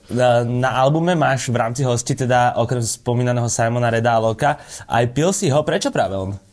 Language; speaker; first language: Slovak; native; Slovak